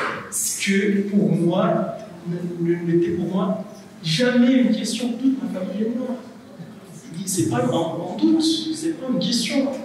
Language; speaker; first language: French; non-native, fluent; Portuguese